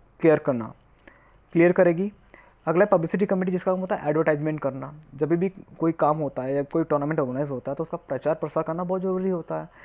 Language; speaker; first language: Hindi; native; Hindi